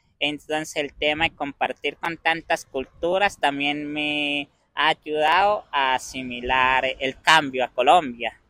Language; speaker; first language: Spanish; native; Spanish